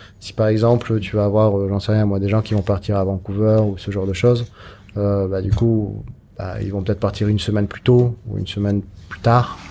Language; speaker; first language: French; native; French